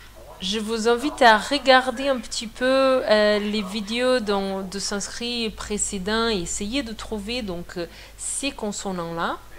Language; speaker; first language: French; non-native, fluent; Portuguese